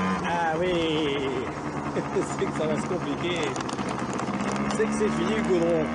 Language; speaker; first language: French; native; French